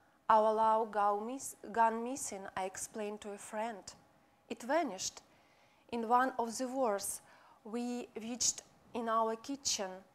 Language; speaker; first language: English; non-native, fluent; Russian